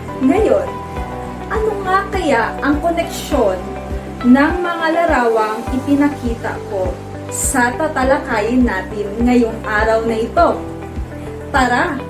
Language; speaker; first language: Filipino; non-native, local second language; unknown